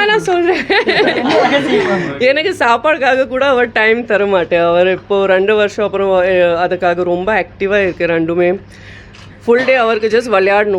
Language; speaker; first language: Tamil; non-native, local second language; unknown